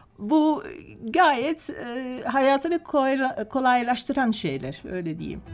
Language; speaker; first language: Turkish; non-native, fluent; Dutch